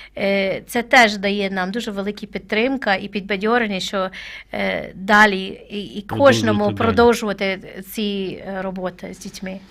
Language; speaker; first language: Ukrainian; non-native, learner; English